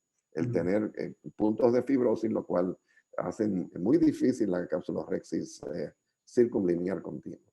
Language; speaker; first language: Spanish; native; Spanish